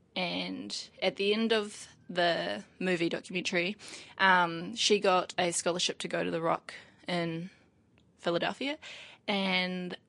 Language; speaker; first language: English; native; English